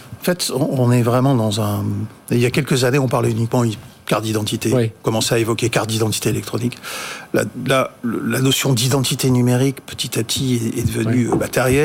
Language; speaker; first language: French; native; French